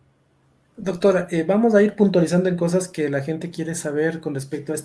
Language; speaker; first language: Spanish; native; Spanish